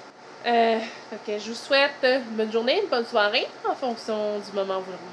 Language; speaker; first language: French; native; French